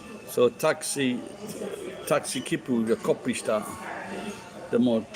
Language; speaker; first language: Japanese; non-native, learner; English